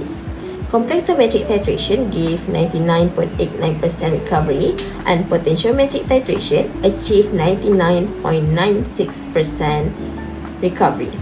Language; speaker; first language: English; non-native, local second language; Malay